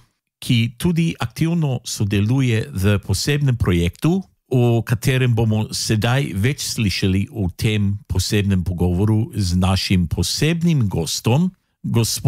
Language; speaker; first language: Slovenian; native; Slovenian